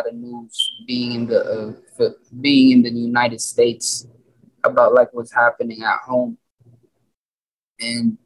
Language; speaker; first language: English; non-native, local second language; Filipino